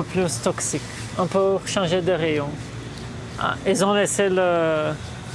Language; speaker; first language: French; non-native, fluent; Portuguese